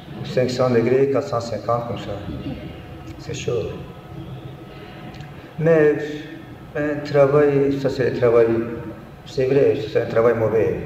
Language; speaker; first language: French; non-native, learner; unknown